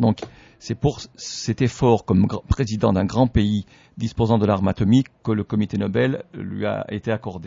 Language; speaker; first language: French; native; French